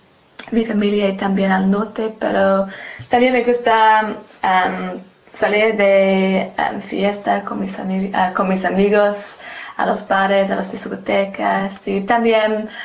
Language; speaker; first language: Spanish; non-native, learner; English